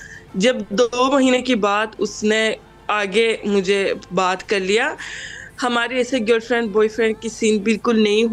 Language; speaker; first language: Hindi; non-native, fluent; Turkish